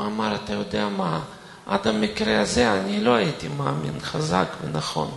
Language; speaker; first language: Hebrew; non-native, fluent; Russian